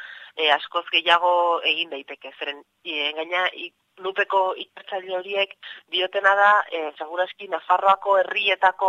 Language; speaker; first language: Basque; native; Basque